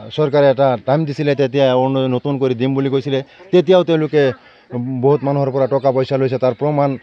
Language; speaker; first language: Assamese; non-native, local second language; Bangla